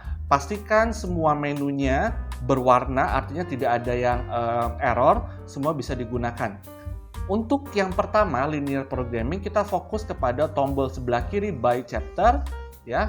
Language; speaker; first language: Indonesian; native; Indonesian